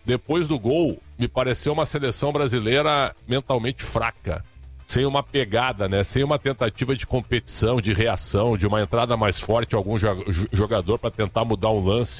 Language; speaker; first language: Portuguese; native; Portuguese